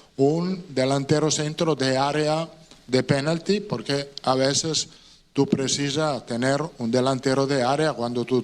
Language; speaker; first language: Spanish; non-native, fluent; Italian